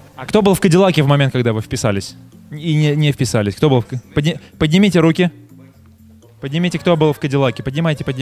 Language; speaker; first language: Russian; native; Russian